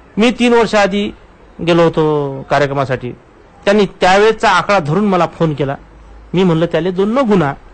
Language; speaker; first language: Marathi; non-native, local second language; Urdu